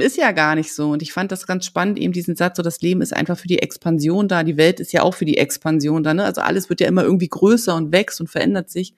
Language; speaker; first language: German; native; German